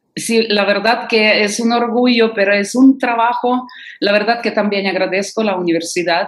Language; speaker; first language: Spanish; non-native, fluent; Ukrainian